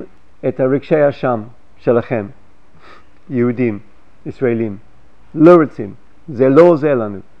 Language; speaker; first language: Hebrew; non-native, fluent; English